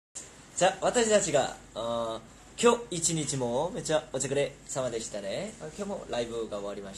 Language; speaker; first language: Japanese; non-native, learner; Korean